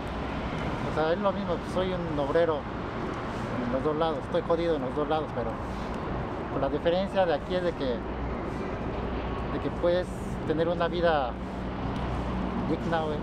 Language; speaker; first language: Spanish; native; Spanish